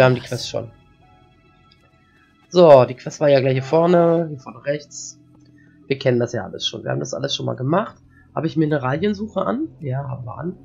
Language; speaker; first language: German; native; German